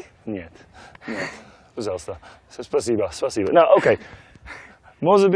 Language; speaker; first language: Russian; non-native, learner; Dutch